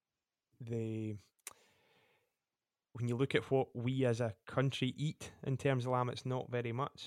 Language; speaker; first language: English; native; English